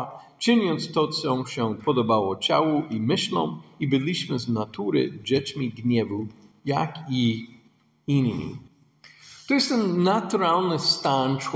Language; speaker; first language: Polish; non-native, fluent; English